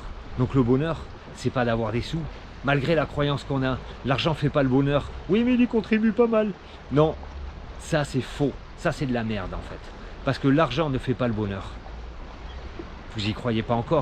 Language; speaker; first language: French; native; French